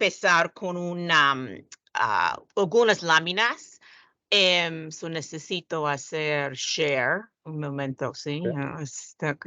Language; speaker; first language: Spanish; non-native, fluent; English